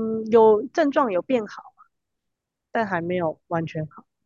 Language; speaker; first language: Chinese; native; Chinese